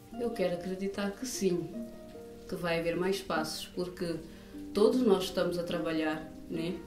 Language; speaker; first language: Portuguese; non-native, local second language; Kabuverdianu